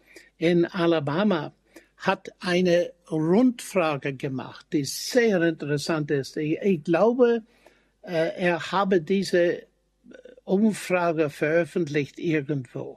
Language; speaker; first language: German; non-native, fluent; English